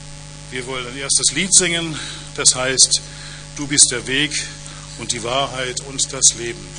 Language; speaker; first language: German; native; German